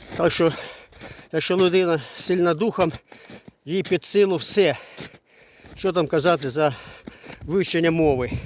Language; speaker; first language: Ukrainian; non-native, local second language; Russian